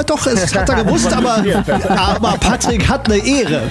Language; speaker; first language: German; native; German